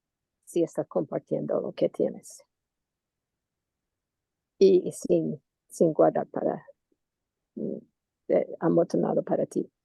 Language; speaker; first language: Spanish; non-native, learner; English